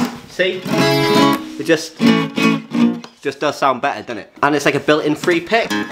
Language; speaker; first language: English; native; English